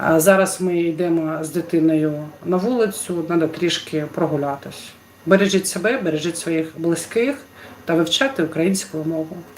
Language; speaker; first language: Ukrainian; non-native, local second language; Russian